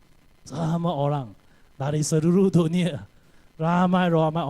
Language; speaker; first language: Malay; non-native, local second language; Chinese